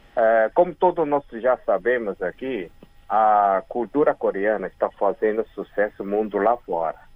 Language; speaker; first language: Portuguese; early bilingual, other home language; Korean